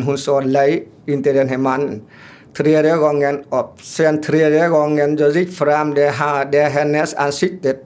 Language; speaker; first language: Swedish; non-native, learner; Vietnamese